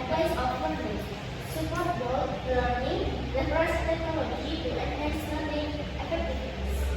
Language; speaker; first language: English; non-native, learner; Indonesian